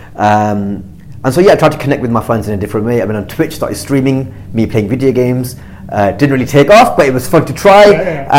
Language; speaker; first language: English; native; English